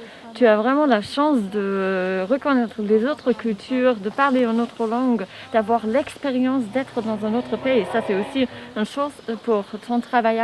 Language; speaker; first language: French; non-native, learner; German